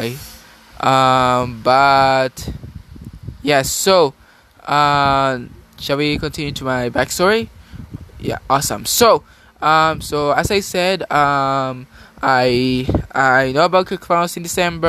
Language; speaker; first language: English; non-native, local second language; Filipino